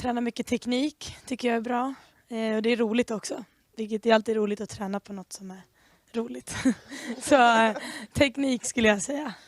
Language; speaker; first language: Swedish; native; Swedish